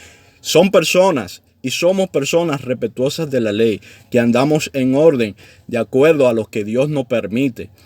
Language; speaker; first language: Spanish; native; Spanish